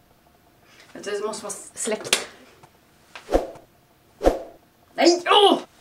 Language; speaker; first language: Swedish; native; Swedish